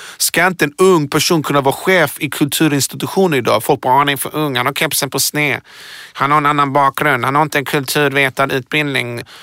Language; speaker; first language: Swedish; early bilingual, other home language; Persian